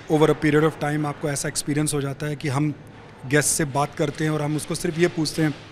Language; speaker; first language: Hindi; native; Hindi